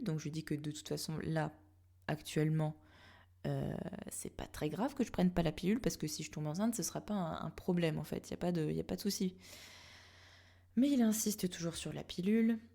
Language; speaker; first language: French; native; French